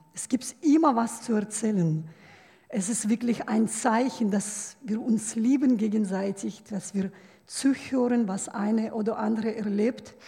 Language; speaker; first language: German; non-native, fluent; Russian